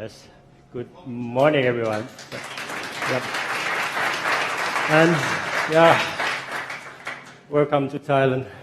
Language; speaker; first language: English; non-native, fluent; Thai